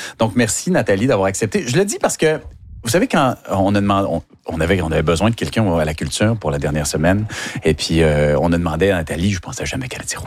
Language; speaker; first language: French; native; French